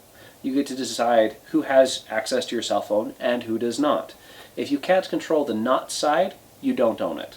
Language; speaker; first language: English; native; English